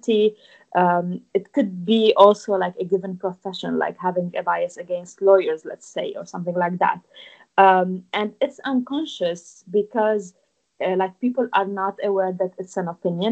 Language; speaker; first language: English; non-native, fluent; Arabic